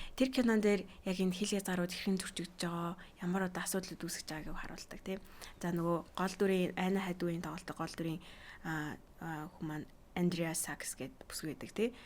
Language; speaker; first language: Mongolian; native; Mongolian